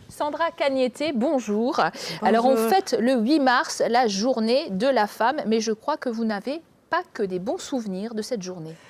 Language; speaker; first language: French; native; French